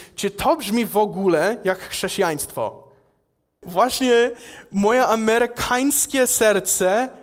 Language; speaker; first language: Polish; non-native, fluent; English